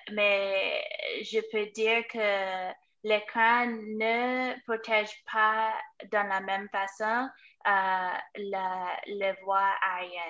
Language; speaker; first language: French; non-native, fluent; English